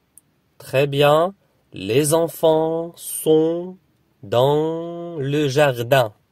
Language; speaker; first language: French; non-native, fluent; Arabic